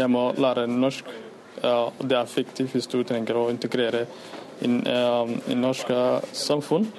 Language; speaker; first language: Norwegian; non-native, learner; Somali